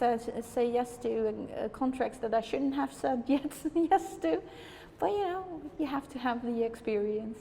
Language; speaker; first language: English; non-native, fluent; Dutch